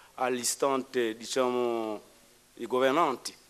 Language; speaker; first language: Italian; non-native, fluent; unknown